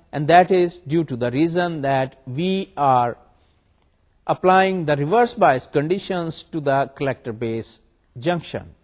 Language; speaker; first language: English; non-native, local second language; Urdu